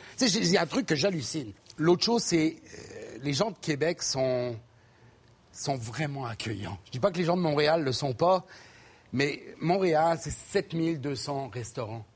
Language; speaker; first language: French; native; French